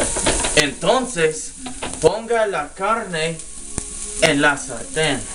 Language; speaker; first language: Spanish; non-native, learner; English